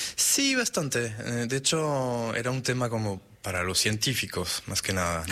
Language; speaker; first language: Spanish; non-native, fluent; French